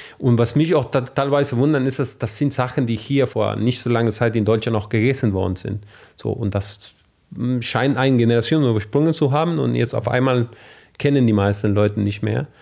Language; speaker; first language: German; non-native, fluent; Spanish